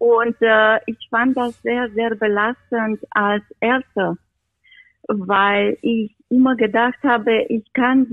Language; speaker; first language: German; non-native, fluent; Romanian